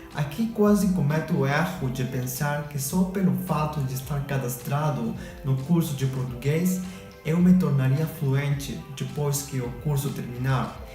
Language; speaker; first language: Portuguese; non-native, fluent; Spanish